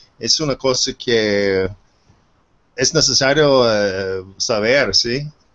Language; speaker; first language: Spanish; non-native, fluent; English